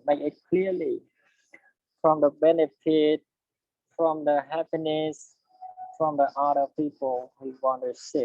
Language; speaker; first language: English; non-native, learner; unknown